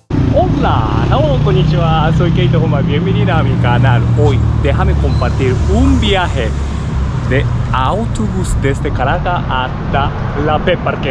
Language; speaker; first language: Spanish; non-native, learner; Japanese